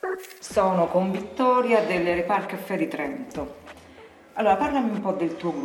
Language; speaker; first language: Italian; native; Italian